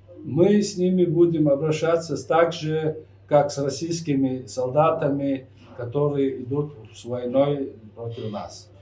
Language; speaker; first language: Russian; non-native, local second language; Chechen